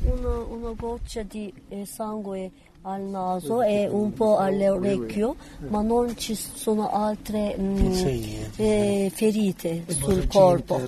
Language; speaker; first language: Italian; non-native, learner; Kurdish